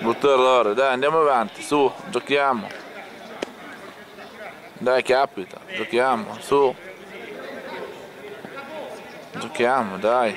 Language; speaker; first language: Italian; native; Italian